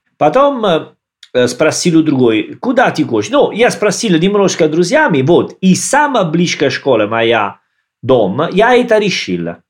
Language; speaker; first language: Russian; non-native, learner; Italian